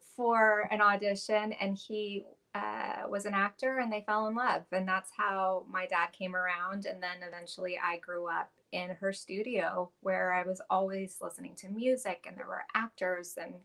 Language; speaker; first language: English; native; English